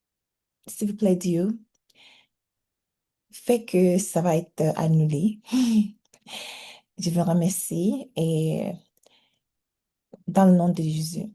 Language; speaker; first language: French; non-native, learner; English